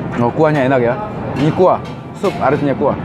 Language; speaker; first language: Indonesian; non-native, fluent; Korean